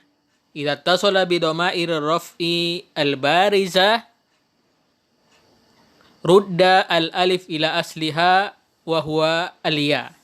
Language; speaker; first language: Arabic; non-native, fluent; Indonesian